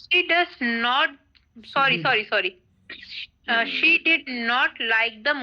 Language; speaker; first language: English; non-native, learner; Hindi